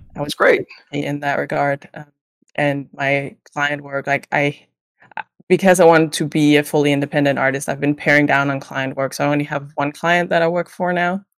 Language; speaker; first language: English; non-native, fluent; Danish